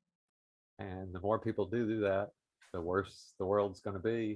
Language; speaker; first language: English; native; English